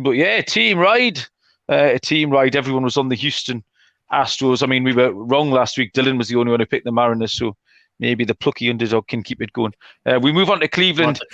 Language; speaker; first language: English; native; English